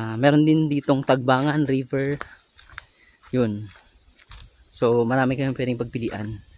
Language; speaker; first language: Filipino; non-native, local second language; Cebuano